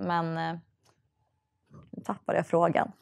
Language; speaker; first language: Swedish; native; Swedish